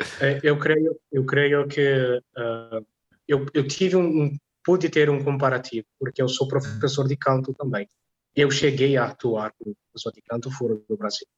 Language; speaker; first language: Portuguese; non-native, fluent; Polish